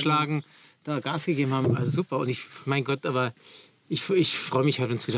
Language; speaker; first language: German; native; German